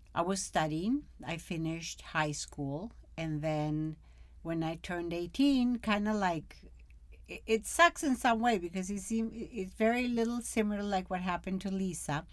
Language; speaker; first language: English; early bilingual, other home language; Spanish